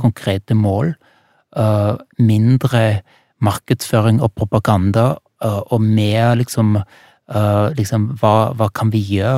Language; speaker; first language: Norwegian; non-native, fluent; German